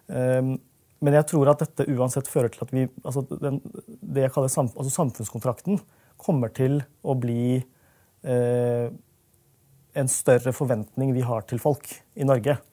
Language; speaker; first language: Norwegian; early bilingual, other home language; Urdu